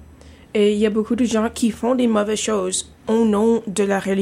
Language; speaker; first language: French; non-native, local second language; English